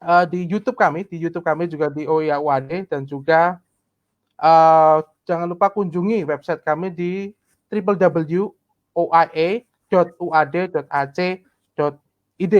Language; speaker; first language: Indonesian; native; Indonesian